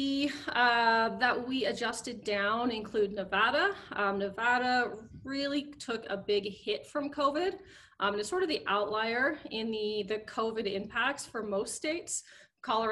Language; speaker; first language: English; native; English